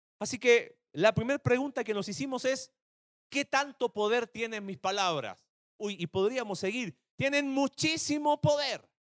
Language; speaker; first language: Spanish; native; Spanish